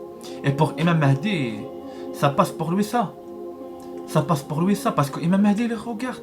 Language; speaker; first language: French; non-native, learner; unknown